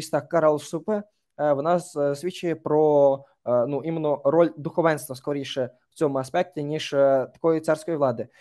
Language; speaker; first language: Ukrainian; native; Ukrainian